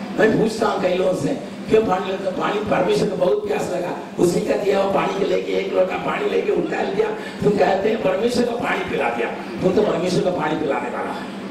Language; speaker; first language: Hindi; non-native, local second language; Tamil